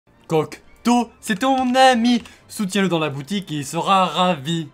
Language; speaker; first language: French; native; French